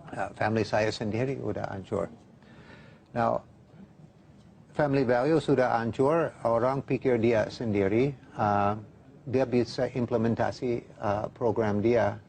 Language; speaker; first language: Indonesian; non-native, fluent; English